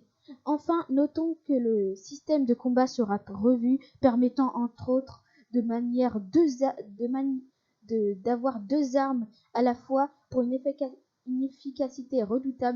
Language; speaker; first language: French; native; French